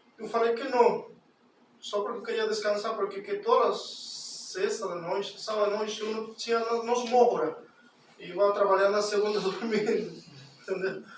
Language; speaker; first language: Portuguese; non-native, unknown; Spanish